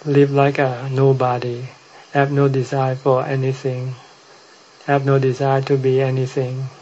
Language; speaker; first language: English; non-native, fluent; Thai